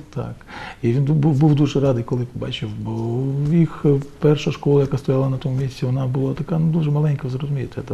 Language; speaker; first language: Ukrainian; native; Ukrainian